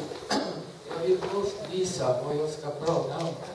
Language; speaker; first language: Swedish; non-native, fluent; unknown